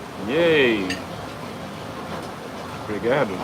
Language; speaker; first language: Portuguese; non-native, learner; English